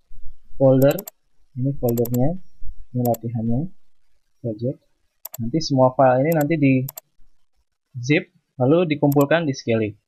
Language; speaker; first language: Indonesian; native; Indonesian